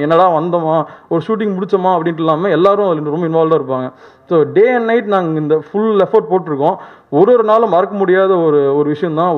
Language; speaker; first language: Tamil; native; Tamil